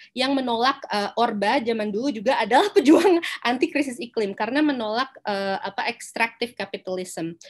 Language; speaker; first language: Indonesian; non-native, local second language; Minangkabau